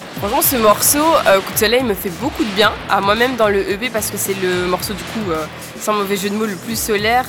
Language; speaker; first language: French; native; French